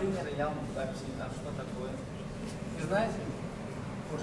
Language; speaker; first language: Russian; non-native, learner; Chinese